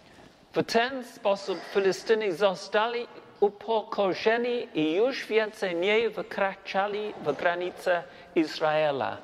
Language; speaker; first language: Polish; non-native, learner; English